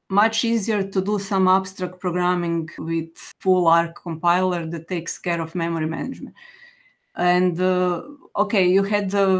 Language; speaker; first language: English; non-native, fluent; Croatian